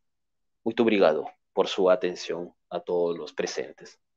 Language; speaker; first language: Spanish; native; Spanish